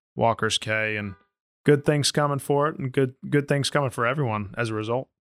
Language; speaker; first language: English; native; English